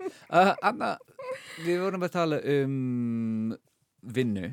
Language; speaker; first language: Icelandic; non-native, fluent; English